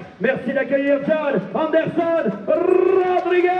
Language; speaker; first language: French; native; French